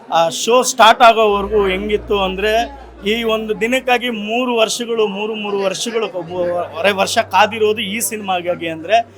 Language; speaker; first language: Kannada; native; Kannada